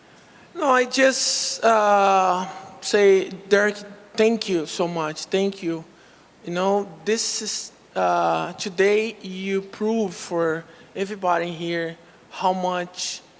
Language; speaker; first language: English; non-native, local second language; Portuguese